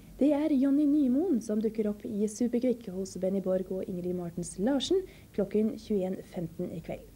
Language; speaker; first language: Norwegian; native; Norwegian